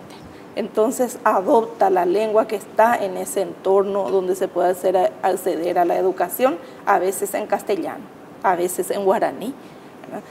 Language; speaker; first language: Spanish; native; Spanish